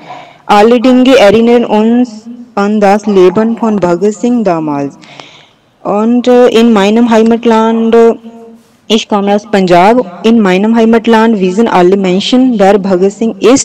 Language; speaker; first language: German; non-native, learner; Punjabi